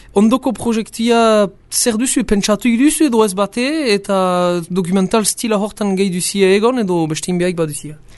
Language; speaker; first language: Basque; native; Basque